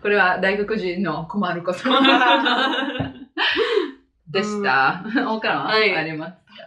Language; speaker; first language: Japanese; non-native, fluent; Italian